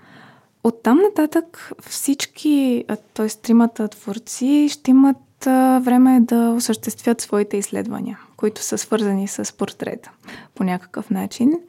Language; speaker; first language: Bulgarian; native; Bulgarian